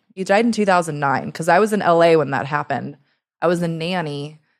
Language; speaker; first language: English; early bilingual, other home language; Italian